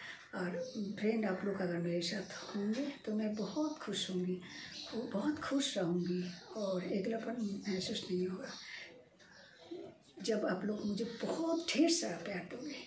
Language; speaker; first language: Hindi; non-native, local second language; Bangla